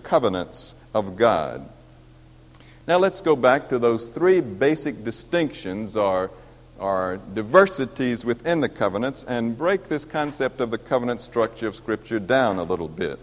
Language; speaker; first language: English; native; English